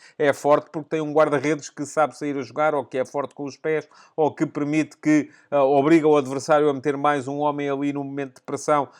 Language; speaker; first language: Portuguese; native; Portuguese